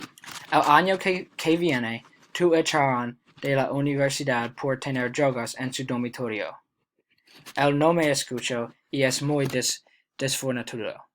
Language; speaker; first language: Spanish; non-native, learner; English